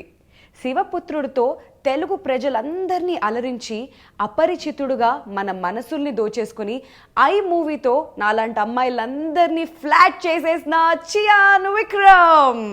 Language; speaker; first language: Telugu; native; Telugu